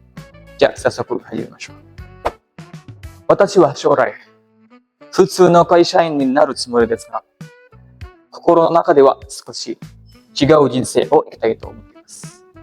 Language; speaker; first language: Japanese; non-native, learner; Indonesian